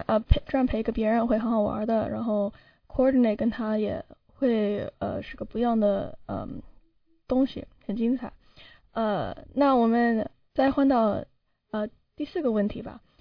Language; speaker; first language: Chinese; early bilingual, heritage; Chinese